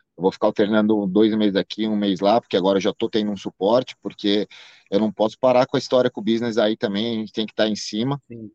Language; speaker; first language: Portuguese; native; Portuguese